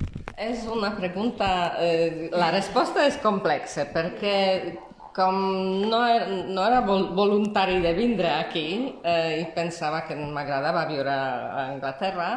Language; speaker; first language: Catalan; non-native, fluent; Polish